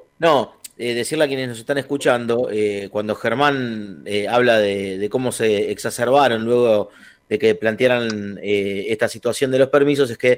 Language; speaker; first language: Spanish; native; Spanish